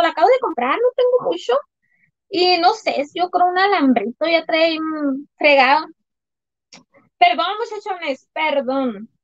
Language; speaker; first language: Spanish; native; Spanish